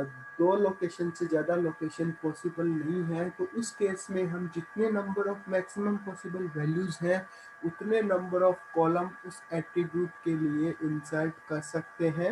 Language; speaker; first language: Hindi; native; Hindi